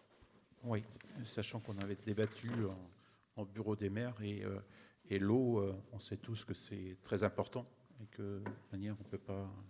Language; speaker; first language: French; native; French